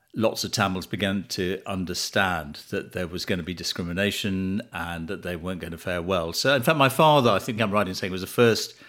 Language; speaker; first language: English; early bilingual, other home language; Tamil